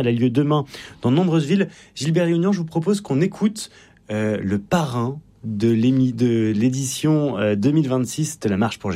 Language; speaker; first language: French; native; French